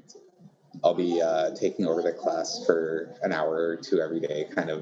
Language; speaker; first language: English; native; English